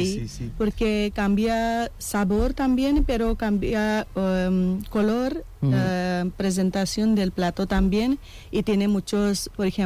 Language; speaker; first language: Spanish; non-native, learner; Punjabi